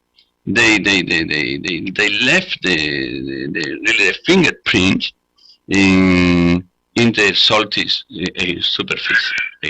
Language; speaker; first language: English; non-native, learner; Spanish